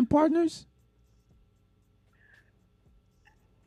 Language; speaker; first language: English; native; English